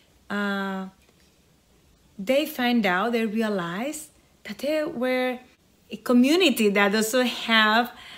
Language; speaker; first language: English; non-native, fluent; Spanish